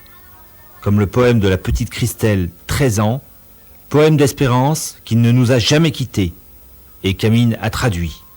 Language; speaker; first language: French; native; French